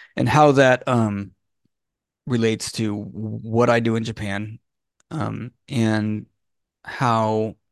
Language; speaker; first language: English; native; English